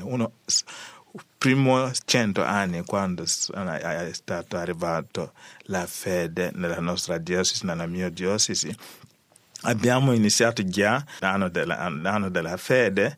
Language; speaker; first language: Italian; non-native, learner; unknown